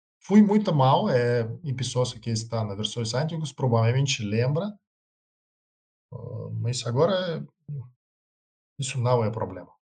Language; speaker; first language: Portuguese; non-native, learner; Russian